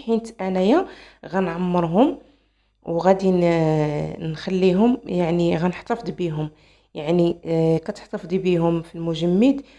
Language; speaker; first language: Arabic; native; Arabic